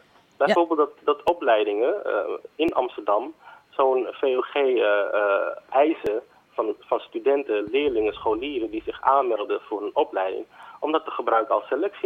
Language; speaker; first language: Dutch; native; Dutch